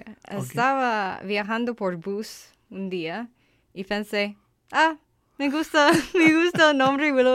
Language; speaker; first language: Spanish; non-native, learner; English